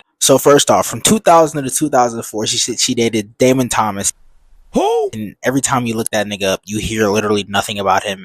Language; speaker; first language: English; native; English